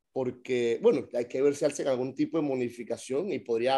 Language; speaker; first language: Spanish; native; Spanish